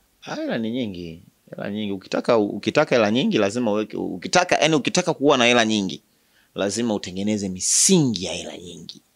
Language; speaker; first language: Swahili; native; Swahili